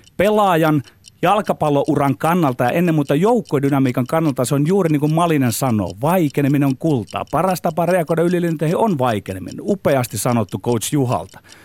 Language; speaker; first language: Finnish; native; Finnish